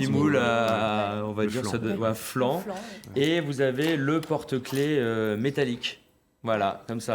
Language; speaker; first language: French; native; French